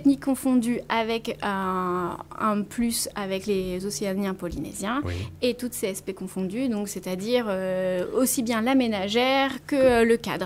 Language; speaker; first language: French; native; French